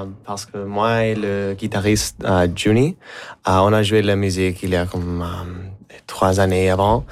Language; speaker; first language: French; non-native, fluent; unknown